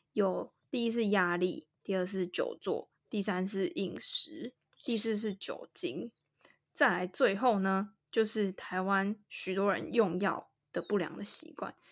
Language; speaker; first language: Chinese; native; Chinese